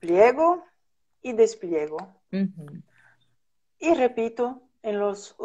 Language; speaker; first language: Spanish; non-native, fluent; Portuguese